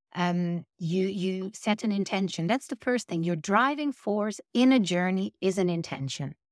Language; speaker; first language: English; non-native, fluent; Dutch